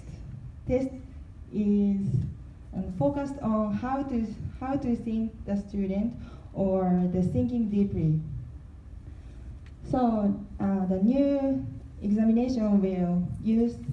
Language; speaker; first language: English; non-native, learner; Korean